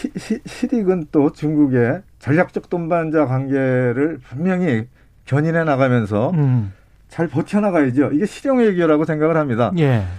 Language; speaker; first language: Korean; native; Korean